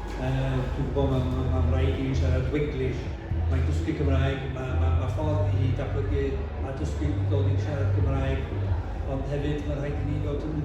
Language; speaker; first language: Welsh; native; Welsh